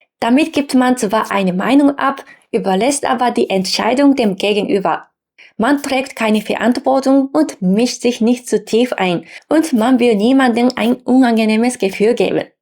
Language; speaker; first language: German; non-native, fluent; Japanese